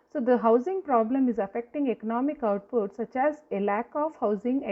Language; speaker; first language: English; non-native, local second language; Kannada